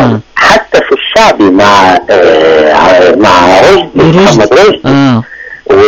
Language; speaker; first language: Arabic; native; Arabic